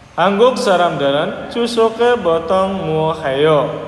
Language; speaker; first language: Korean; non-native, fluent; Indonesian